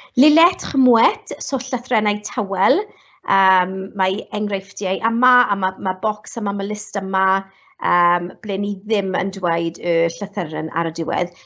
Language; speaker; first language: Welsh; non-native, local second language; English